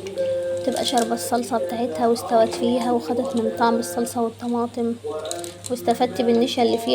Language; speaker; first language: Arabic; native; Arabic